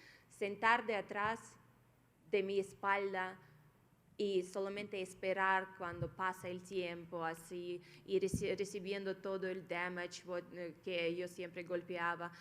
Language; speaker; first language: Spanish; non-native, fluent; Russian